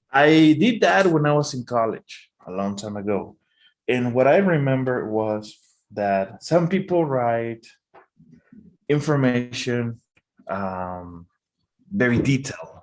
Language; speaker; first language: English; non-native, fluent; Spanish